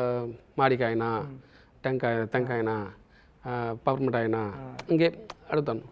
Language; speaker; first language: Telugu; non-native, learner; Tamil